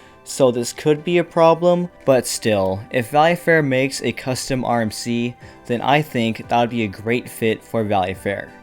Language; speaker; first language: English; native; English